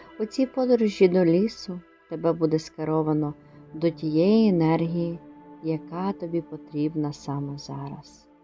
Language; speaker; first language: Ukrainian; native; Ukrainian